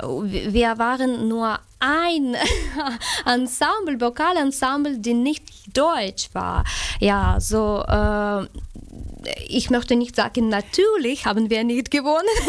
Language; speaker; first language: German; non-native, fluent; Ukrainian